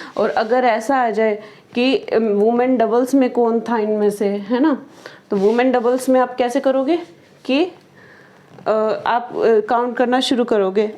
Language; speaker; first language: Hindi; native; Hindi